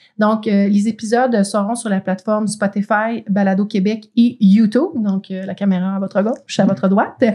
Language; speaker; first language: French; native; French